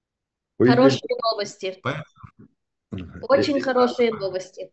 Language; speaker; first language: Russian; early bilingual, heritage; Russian